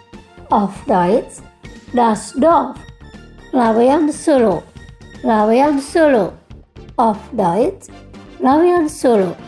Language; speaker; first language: German; non-native, fluent; Indonesian